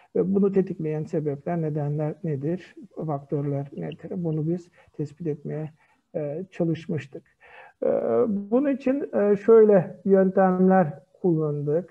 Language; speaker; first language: Turkish; non-native, fluent; Kyrgyz